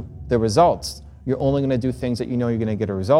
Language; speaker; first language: English; native; English